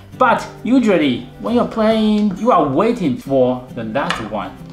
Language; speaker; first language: English; non-native, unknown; Chinese